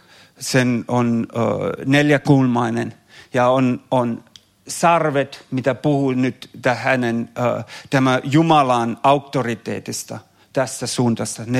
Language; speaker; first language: Finnish; non-native, fluent; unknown